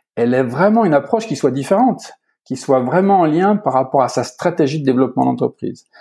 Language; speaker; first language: French; native; French